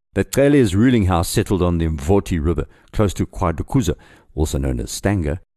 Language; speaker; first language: English; native; English